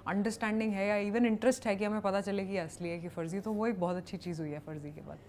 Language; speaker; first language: Hindi; native; Hindi